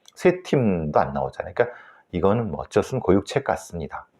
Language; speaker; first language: Korean; native; Korean